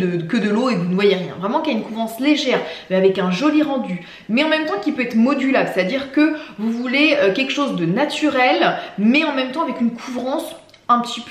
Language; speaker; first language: French; native; French